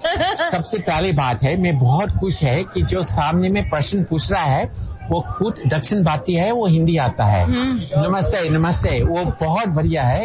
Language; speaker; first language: Hindi; non-native, fluent; English